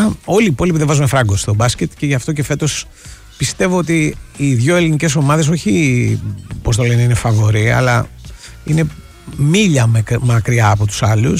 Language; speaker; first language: Greek; native; Greek